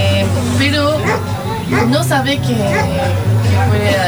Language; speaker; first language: Spanish; non-native, learner; French